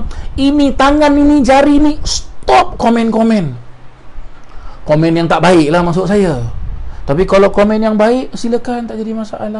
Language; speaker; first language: Malay; native; Malay